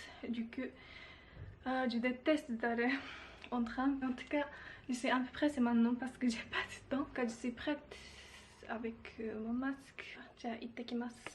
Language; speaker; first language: French; non-native, learner; Japanese